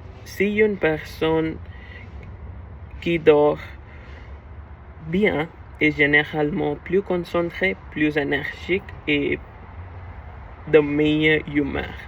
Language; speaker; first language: French; non-native, learner; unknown